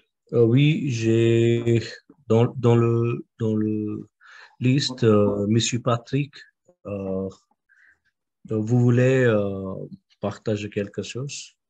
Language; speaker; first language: French; non-native, fluent; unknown